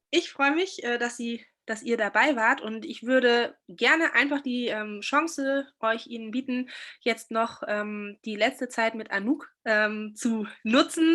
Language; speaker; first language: German; native; German